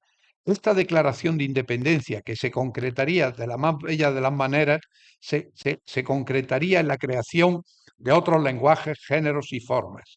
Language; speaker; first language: Spanish; native; Spanish